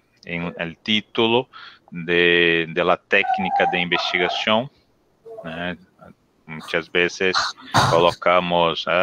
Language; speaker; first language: Spanish; non-native, learner; Portuguese